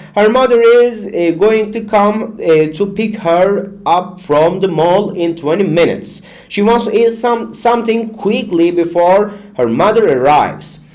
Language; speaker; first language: English; non-native, fluent; Turkish